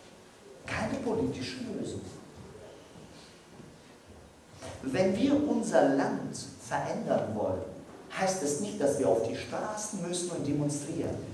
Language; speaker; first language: German; non-native, fluent; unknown